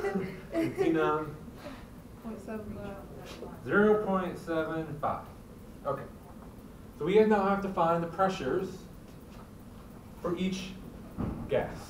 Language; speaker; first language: English; native; English